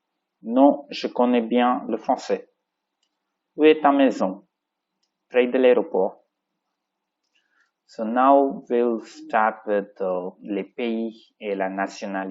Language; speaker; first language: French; non-native, fluent; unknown